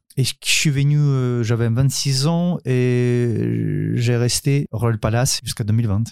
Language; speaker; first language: French; non-native, fluent; Ukrainian